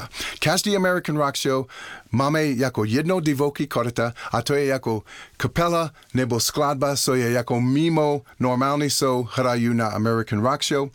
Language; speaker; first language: Czech; non-native, learner; English